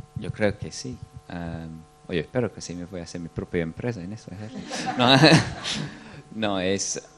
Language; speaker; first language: Spanish; non-native, fluent; English